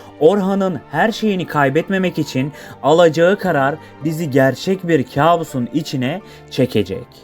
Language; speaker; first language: Turkish; native; Turkish